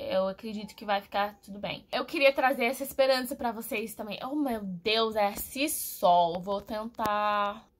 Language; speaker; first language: Portuguese; non-native, fluent; English